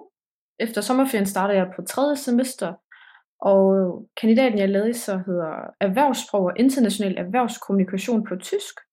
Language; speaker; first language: Danish; early bilingual, heritage; Danish